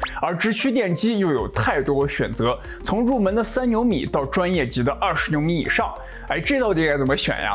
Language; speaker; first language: Chinese; native; Chinese